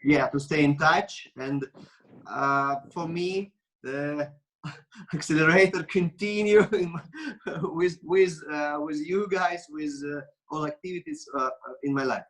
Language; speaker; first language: English; non-native, learner; Russian